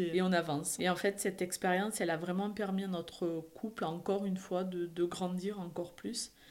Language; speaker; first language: French; native; French